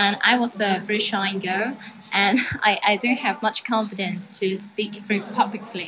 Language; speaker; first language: English; non-native, local second language; Cantonese